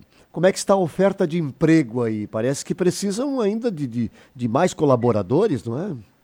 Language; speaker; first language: Portuguese; native; Portuguese